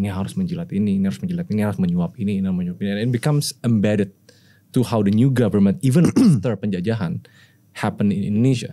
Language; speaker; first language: Indonesian; early bilingual, heritage; Indonesian